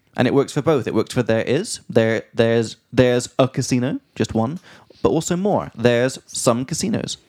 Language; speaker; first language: English; native; English